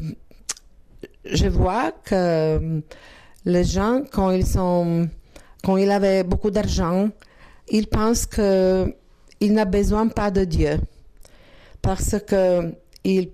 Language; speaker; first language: French; non-native, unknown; Croatian